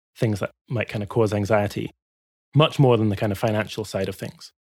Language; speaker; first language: English; native; English